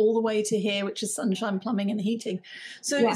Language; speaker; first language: English; native; English